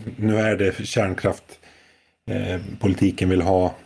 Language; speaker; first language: Swedish; native; Swedish